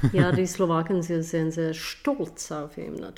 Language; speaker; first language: German; non-native, fluent; Czech